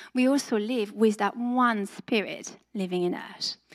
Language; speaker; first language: English; non-native, fluent; French